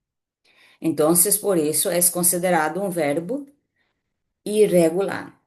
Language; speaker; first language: Spanish; non-native, fluent; Portuguese